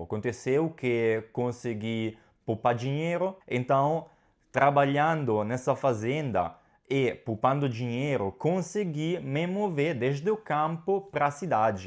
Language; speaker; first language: Portuguese; non-native, fluent; Italian